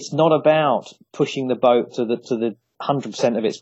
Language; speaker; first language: English; native; English